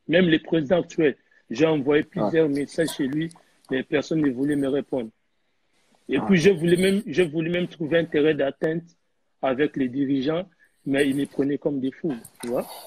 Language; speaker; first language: French; non-native, local second language; Lingala